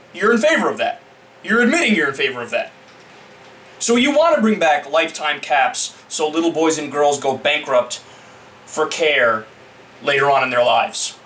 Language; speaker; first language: English; native; English